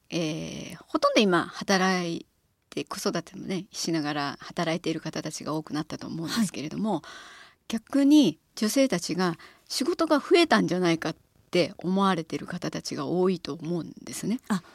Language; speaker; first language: Japanese; native; Japanese